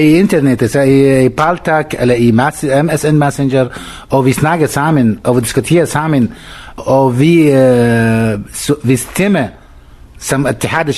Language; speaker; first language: Danish; non-native, learner; Arabic